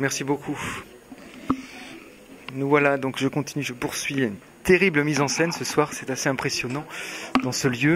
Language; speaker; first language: French; native; French